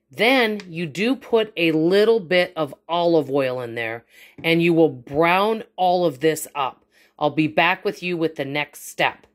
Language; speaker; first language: English; native; English